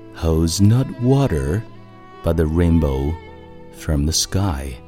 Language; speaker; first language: English; non-native, fluent; Chinese